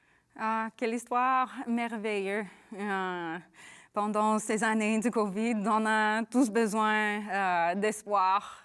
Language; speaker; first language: French; non-native, learner; English